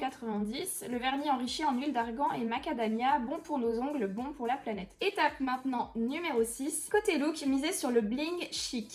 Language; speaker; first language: French; native; French